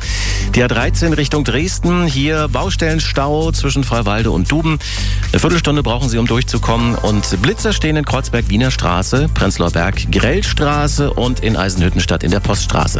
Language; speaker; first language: German; native; German